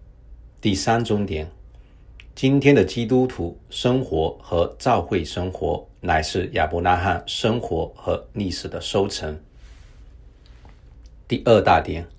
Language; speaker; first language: Chinese; native; Chinese